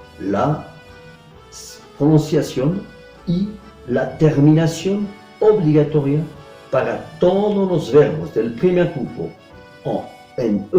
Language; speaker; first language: Spanish; non-native, fluent; French